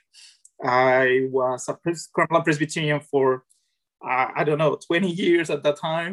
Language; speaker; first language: English; non-native, fluent; Spanish